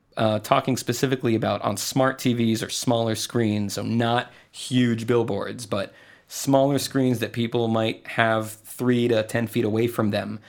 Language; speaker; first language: English; non-native, fluent; Spanish